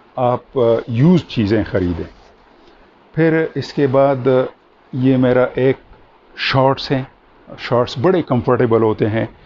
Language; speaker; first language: Urdu; non-native, local second language; Pashto